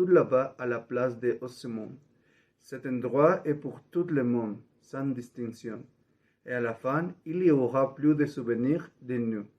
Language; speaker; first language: French; non-native, learner; Spanish